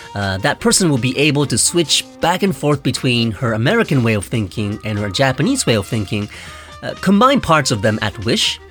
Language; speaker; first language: English; non-native, fluent; Japanese